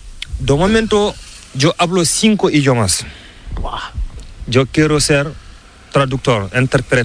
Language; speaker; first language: Spanish; non-native, learner; Fula